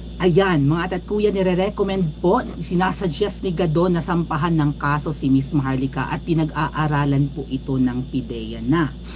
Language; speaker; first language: Filipino; native; Filipino